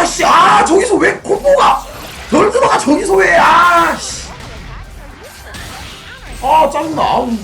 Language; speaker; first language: Korean; native; Korean